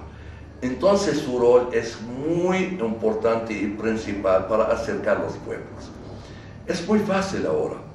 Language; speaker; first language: Spanish; non-native, fluent; Arabic